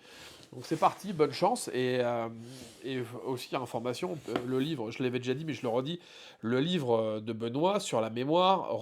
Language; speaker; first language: French; native; French